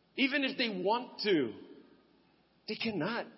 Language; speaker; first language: English; non-native, local second language; Filipino